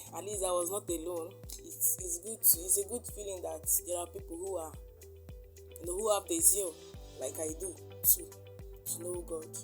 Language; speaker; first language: English; non-native, local second language; Igbo